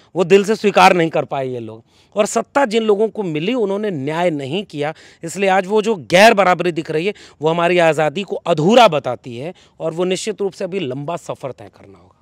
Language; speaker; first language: Hindi; native; Hindi